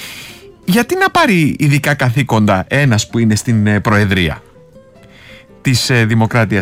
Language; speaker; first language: Greek; native; Greek